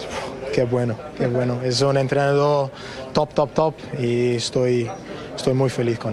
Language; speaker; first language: Spanish; non-native, learner; English